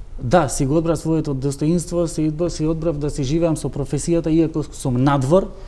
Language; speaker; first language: Macedonian; non-native, local second language; Turkish